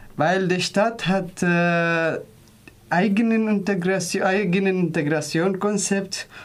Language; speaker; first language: German; non-native, fluent; Arabic